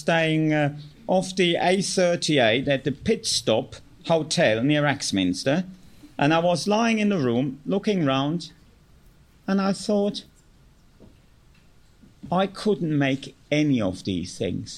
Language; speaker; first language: English; non-native, fluent; German